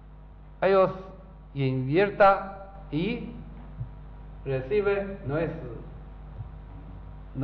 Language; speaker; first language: Spanish; non-native, learner; Chinese